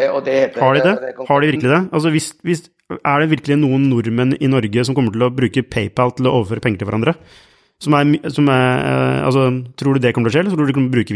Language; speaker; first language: Norwegian; native; Norwegian